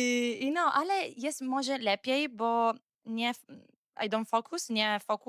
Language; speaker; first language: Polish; non-native, learner; Italian